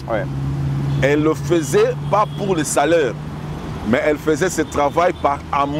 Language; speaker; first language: French; non-native, local second language; Lingala